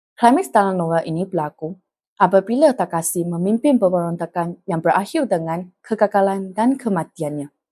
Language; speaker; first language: Malay; non-native, local second language; Chinese